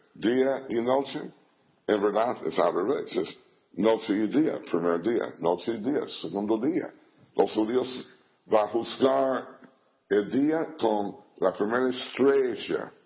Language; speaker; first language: Spanish; non-native, fluent; English